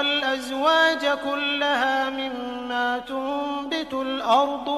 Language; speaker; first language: Arabic; native; Arabic